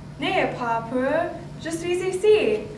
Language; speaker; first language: French; non-native, learner; English